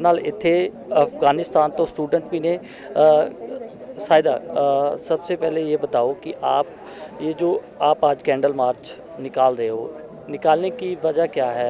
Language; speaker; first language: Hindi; non-native, local second language; Punjabi